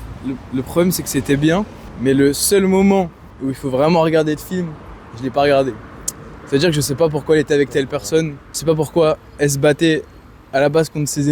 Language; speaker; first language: French; native; French